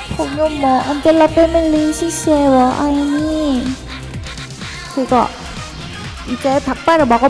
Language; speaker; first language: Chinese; non-native, fluent; Korean